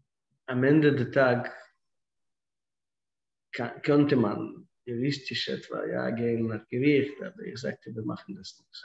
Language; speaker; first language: German; non-native, fluent; Russian